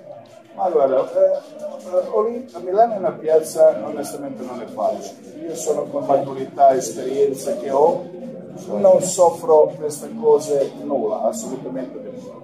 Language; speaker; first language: Italian; non-native, fluent; Croatian